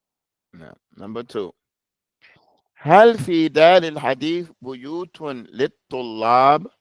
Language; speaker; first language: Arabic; non-native, fluent; English